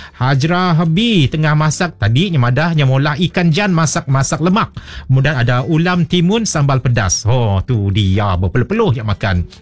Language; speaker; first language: Malay; native; Malay